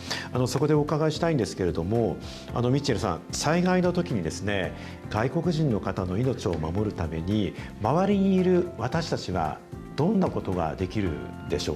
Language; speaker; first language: Japanese; native; Japanese